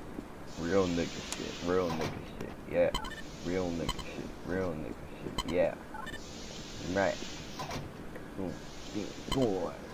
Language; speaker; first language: English; native; English